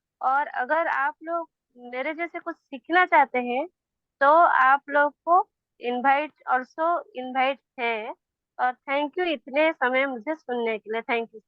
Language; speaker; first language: Hindi; non-native, local second language; Odia